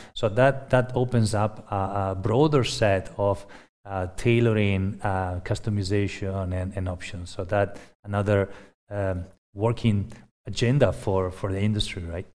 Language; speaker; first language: English; non-native, fluent; Italian